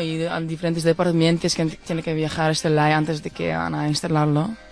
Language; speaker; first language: Spanish; non-native, fluent; Dutch